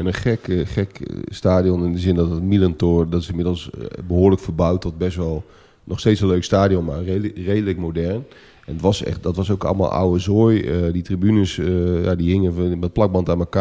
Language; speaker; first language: Dutch; native; Dutch